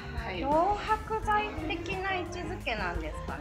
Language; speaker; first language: Japanese; native; Japanese